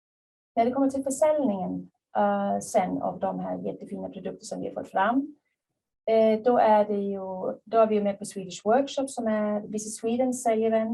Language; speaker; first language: Swedish; native; Swedish